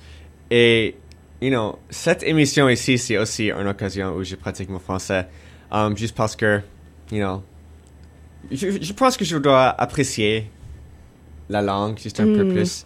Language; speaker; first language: French; non-native, fluent; English